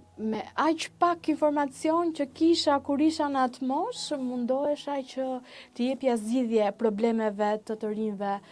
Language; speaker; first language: Albanian; native; Albanian